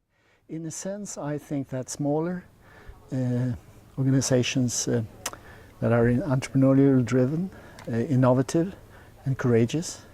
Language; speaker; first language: English; non-native, fluent; Swedish